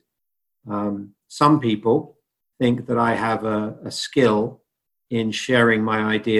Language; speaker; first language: English; native; English